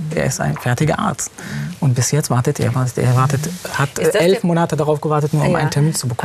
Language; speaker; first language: German; non-native, fluent; Arabic